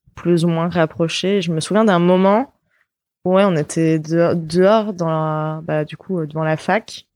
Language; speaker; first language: French; native; French